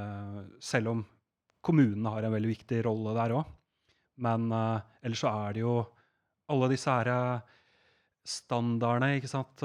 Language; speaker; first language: Norwegian; native; Norwegian